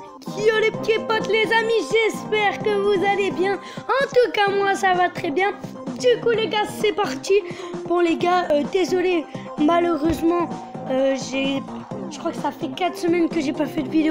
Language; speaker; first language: French; native; French